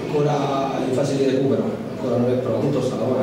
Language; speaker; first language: Italian; native; Italian